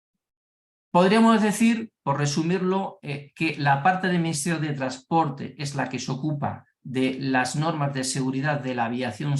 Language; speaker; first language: Spanish; native; Spanish